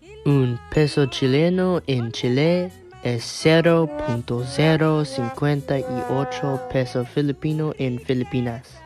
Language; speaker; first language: Spanish; non-native, learner; English